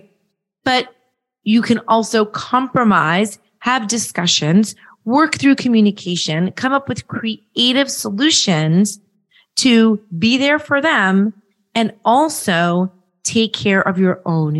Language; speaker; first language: English; native; English